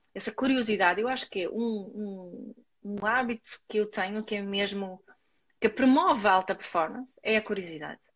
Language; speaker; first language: Portuguese; non-native, fluent; Swedish